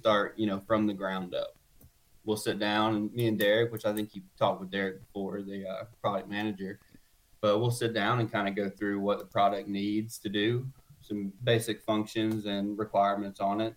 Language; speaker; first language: English; native; English